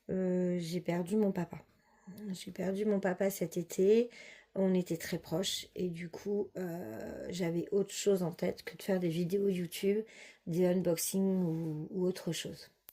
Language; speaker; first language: French; native; French